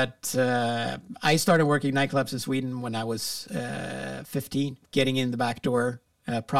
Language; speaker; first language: English; non-native, fluent; Swedish